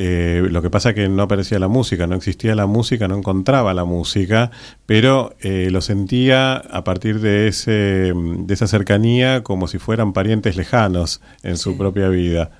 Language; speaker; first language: Spanish; native; Spanish